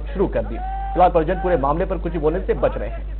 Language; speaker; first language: Hindi; native; Hindi